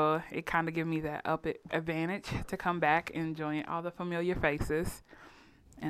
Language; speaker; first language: English; native; English